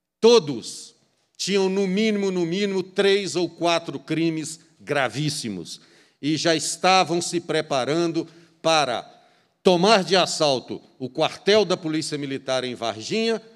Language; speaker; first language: Portuguese; native; Portuguese